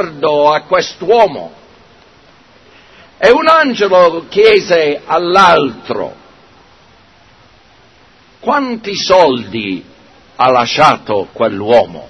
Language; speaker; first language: Italian; non-native, fluent; English